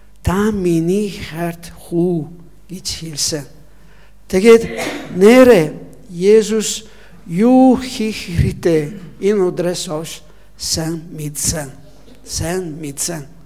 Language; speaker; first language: Mongolian; non-native, learner; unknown